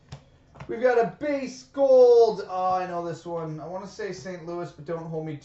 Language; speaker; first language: English; native; English